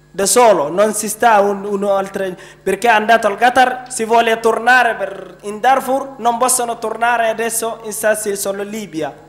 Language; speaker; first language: Italian; non-native, learner; Arabic